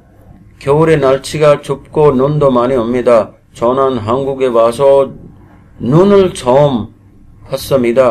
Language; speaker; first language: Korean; non-native, fluent; Urdu